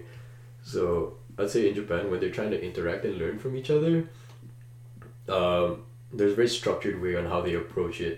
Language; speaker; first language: English; non-native, local second language; Malay